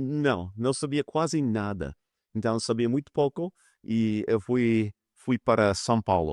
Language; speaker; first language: Portuguese; non-native, fluent; English